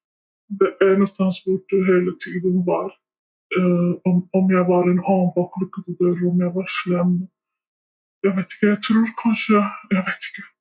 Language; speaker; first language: Norwegian; non-native, fluent; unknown